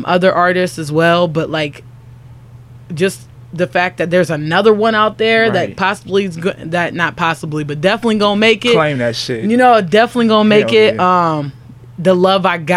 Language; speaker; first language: English; native; English